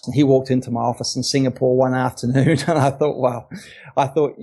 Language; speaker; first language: English; native; English